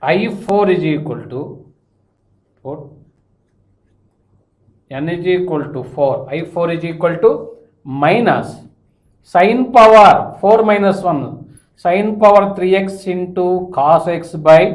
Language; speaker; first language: English; non-native, local second language; Telugu